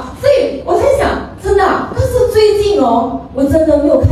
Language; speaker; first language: Chinese; native; Chinese